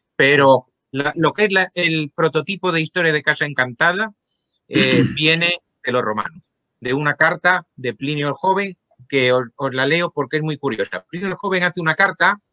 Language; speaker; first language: Spanish; native; Spanish